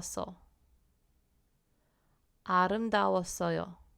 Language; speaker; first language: Korean; non-native, fluent; English